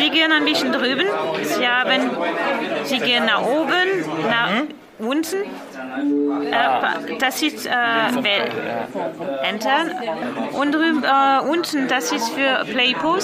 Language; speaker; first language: German; non-native, learner; French